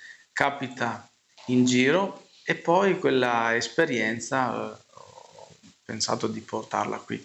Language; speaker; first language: Italian; native; Italian